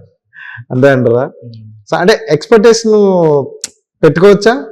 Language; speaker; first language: Telugu; native; Telugu